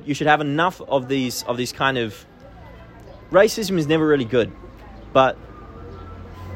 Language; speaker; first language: English; native; English